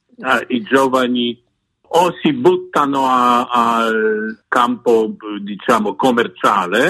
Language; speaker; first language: Italian; non-native, fluent; Polish